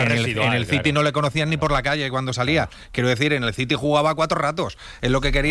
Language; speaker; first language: Spanish; native; Spanish